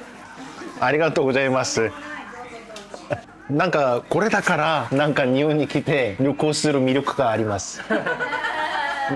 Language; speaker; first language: Japanese; non-native, learner; Korean